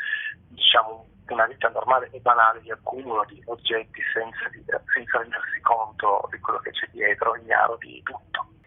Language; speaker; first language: Italian; native; Italian